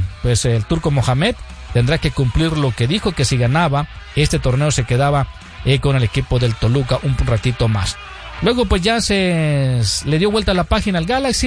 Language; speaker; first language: Spanish; native; Spanish